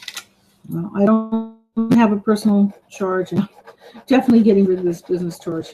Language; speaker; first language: English; native; English